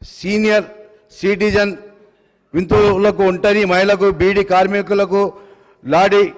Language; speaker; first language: Telugu; non-native, local second language; Urdu